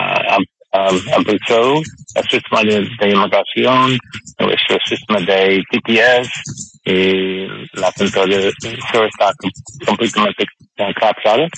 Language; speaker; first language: Spanish; non-native, learner; English